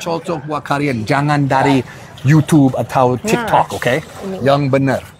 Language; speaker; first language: Indonesian; non-native, fluent; English